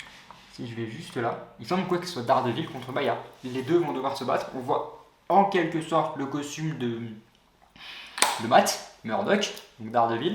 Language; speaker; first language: French; native; French